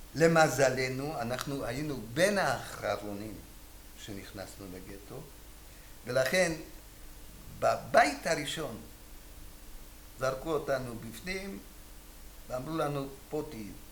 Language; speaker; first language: Hebrew; non-native, fluent; Hungarian